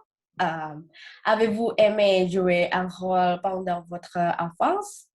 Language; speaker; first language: French; non-native, learner; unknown